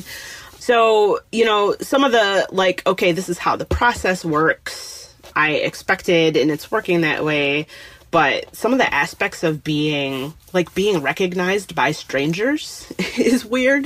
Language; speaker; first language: English; native; English